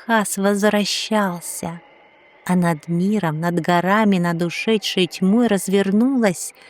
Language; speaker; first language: Russian; native; Russian